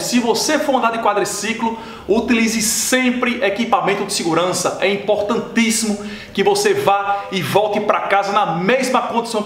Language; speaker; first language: Portuguese; native; Portuguese